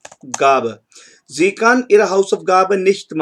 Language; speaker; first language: German; non-native, fluent; Hindi